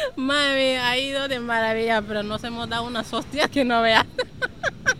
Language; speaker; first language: Spanish; early bilingual, other home language; Wolof